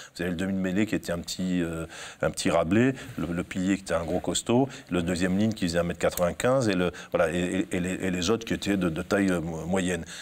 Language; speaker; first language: French; native; French